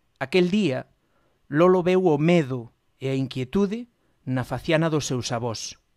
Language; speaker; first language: Galician; non-native, local second language; Spanish